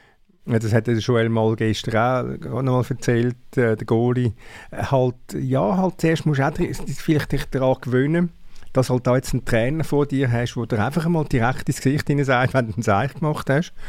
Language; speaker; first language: German; native; German